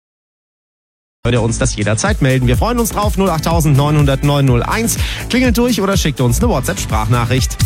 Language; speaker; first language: German; native; German